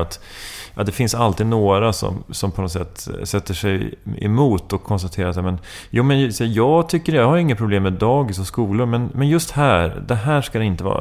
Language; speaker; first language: Swedish; native; Swedish